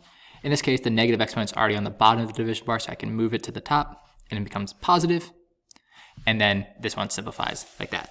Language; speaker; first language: English; native; English